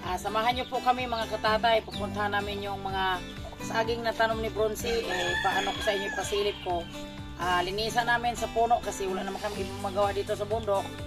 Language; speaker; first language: Filipino; non-native, local second language; Cebuano